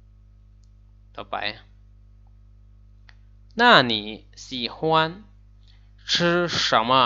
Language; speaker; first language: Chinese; non-native, fluent; Lao